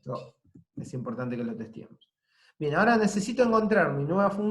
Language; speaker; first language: Spanish; native; Spanish